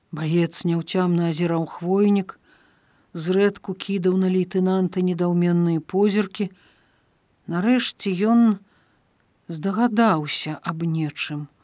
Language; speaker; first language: Belarusian; native; Belarusian